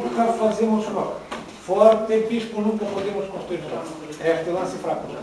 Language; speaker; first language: Portuguese; non-native, learner; Ukrainian